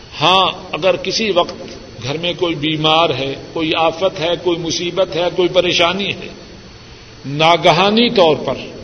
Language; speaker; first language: Urdu; non-native, local second language; Punjabi